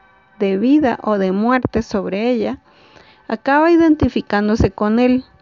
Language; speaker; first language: Spanish; native; Spanish